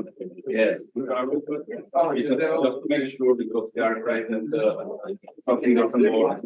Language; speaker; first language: English; non-native, learner; Czech